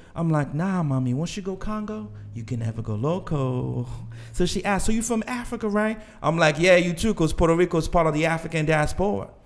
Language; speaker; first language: English; non-native, fluent; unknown